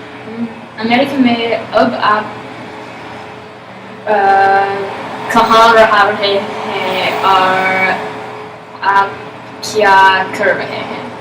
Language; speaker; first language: Hindi; non-native, learner; English